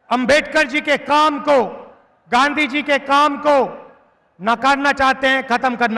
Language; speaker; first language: Hindi; native; Hindi